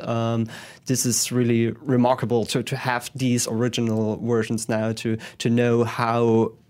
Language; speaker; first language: English; non-native, fluent; German